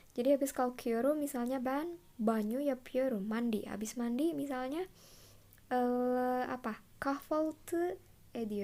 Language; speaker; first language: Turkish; non-native, fluent; Indonesian